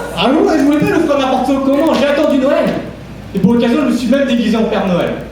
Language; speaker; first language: French; early bilingual, other home language; Vietnamese